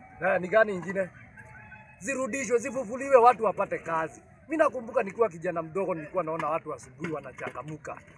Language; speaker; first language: Swahili; non-native, local second language; Kikuyu